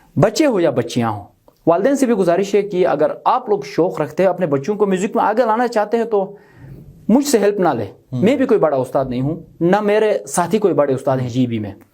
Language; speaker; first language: Urdu; non-native, local second language; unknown